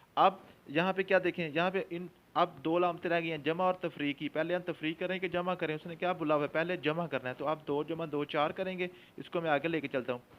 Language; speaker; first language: Urdu; non-native, local second language; Punjabi